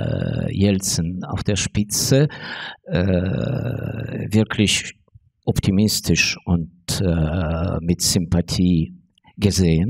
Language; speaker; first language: German; non-native, fluent; Ukrainian